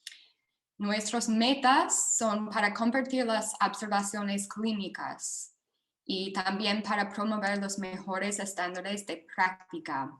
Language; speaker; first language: Spanish; non-native, fluent; English